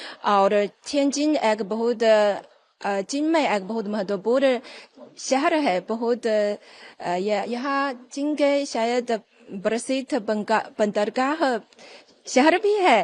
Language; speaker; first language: Hindi; non-native, fluent; Chinese